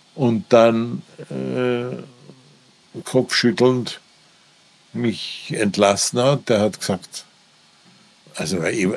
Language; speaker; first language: German; native; German